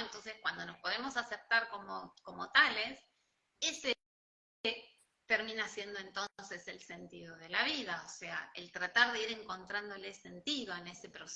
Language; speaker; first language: Spanish; native; Spanish